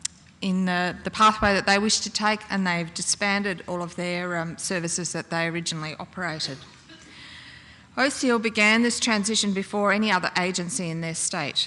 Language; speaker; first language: English; native; English